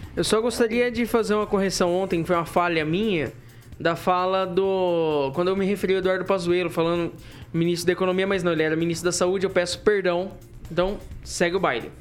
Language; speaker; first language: Portuguese; native; Portuguese